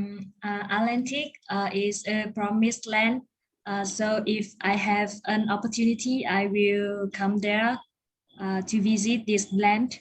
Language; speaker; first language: English; non-native, learner; Vietnamese